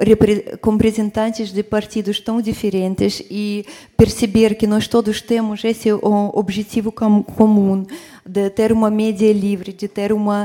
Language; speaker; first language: Portuguese; non-native, fluent; Russian